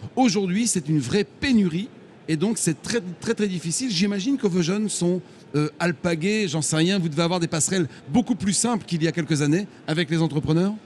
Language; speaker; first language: French; native; French